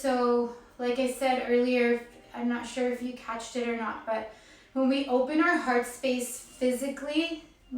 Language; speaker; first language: English; native; English